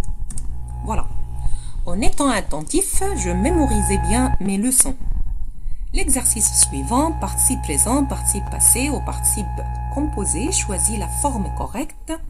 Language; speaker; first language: French; non-native, fluent; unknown